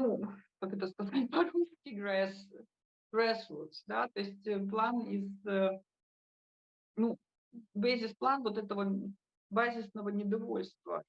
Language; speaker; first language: Russian; native; Russian